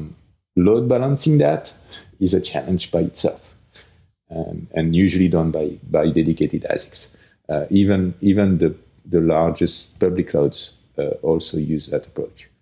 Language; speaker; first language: English; non-native, fluent; French